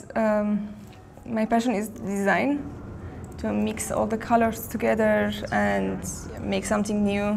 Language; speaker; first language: English; non-native, learner; Armenian